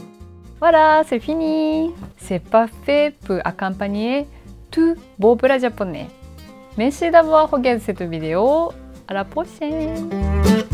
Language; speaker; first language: French; non-native, learner; Japanese